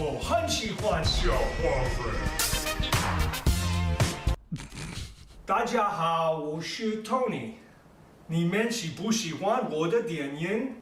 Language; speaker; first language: Chinese; non-native, learner; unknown